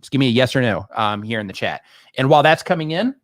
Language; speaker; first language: English; native; English